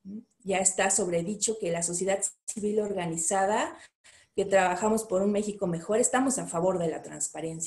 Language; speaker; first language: Spanish; native; Spanish